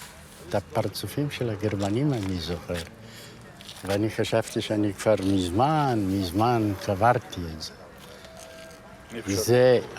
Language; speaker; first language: Hebrew; non-native, fluent; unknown